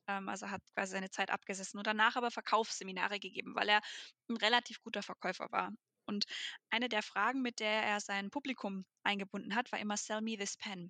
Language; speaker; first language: German; native; German